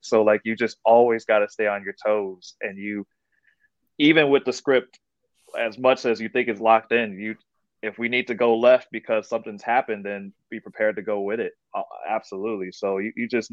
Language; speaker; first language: English; native; English